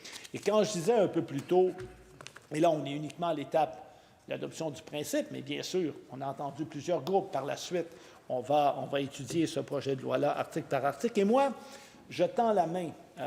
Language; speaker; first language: French; native; French